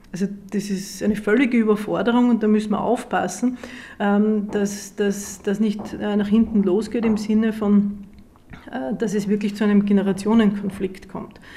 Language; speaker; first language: German; native; German